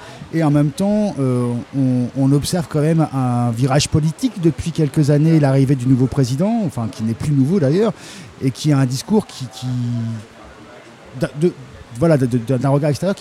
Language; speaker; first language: French; native; French